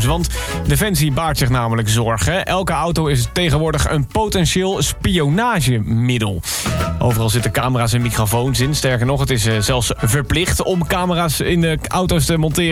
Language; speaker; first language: Dutch; native; Dutch